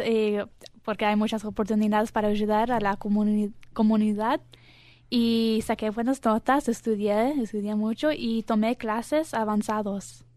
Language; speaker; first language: Spanish; early bilingual, heritage; Spanish